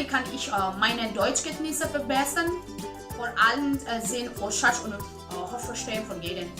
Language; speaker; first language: German; non-native, learner; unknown